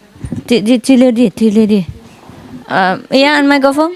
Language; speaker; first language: French; non-native, learner; Vietnamese